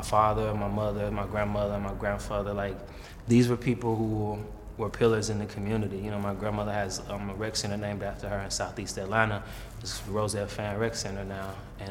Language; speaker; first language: English; native; English